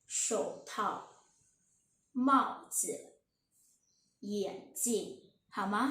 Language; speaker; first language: Chinese; non-native, fluent; Thai